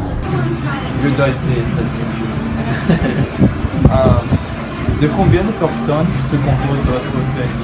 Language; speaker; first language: French; non-native, learner; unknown